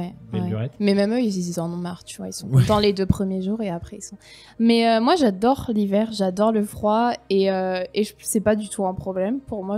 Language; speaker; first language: French; native; French